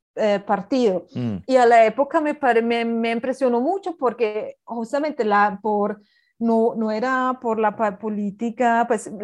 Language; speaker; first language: Spanish; non-native, fluent; German